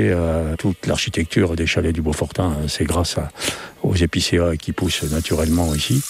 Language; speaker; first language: French; native; French